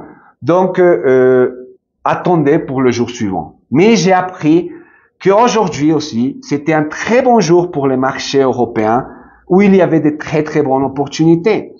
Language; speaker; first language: French; non-native, fluent; Spanish